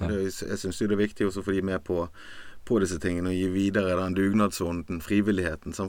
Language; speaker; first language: Norwegian; native; Norwegian